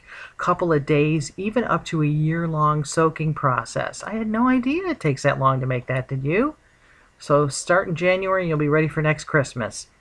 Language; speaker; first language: English; native; English